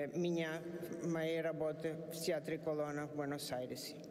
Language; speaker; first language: Russian; non-native, learner; Spanish